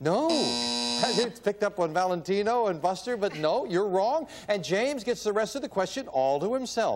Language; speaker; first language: English; native; English